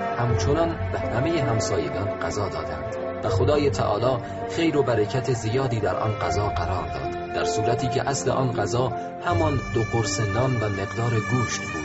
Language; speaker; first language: Persian; native; Persian